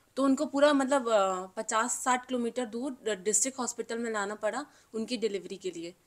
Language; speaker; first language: Hindi; native; Hindi